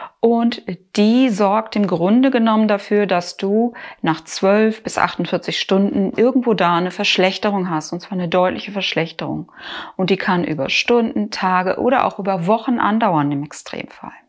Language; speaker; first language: German; native; German